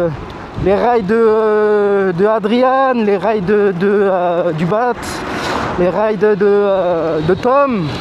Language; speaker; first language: French; native; French